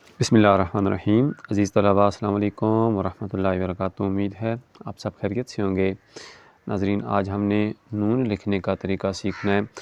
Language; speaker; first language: Urdu; non-native, local second language; Punjabi